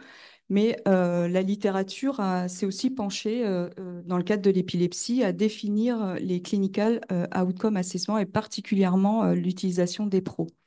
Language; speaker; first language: French; native; French